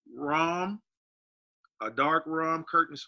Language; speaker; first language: English; native; English